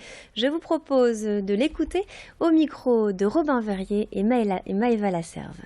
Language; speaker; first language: French; native; French